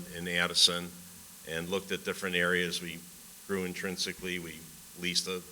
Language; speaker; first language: English; native; English